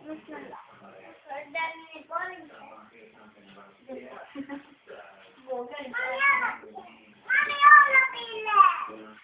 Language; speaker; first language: Swedish; early bilingual, other home language; Filipino